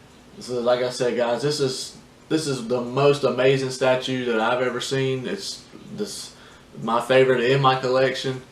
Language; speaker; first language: English; native; English